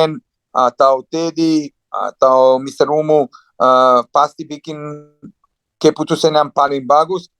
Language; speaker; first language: Indonesian; non-native, fluent; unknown